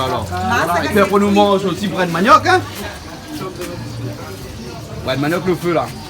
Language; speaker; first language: French; native; French